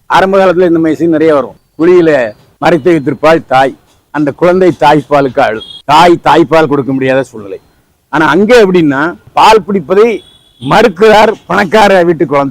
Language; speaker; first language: Tamil; native; Tamil